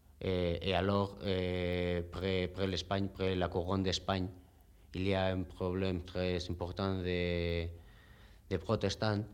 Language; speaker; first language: French; non-native, learner; Spanish